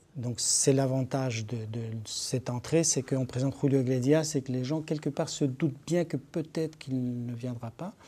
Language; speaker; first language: French; early bilingual, other home language; Spanish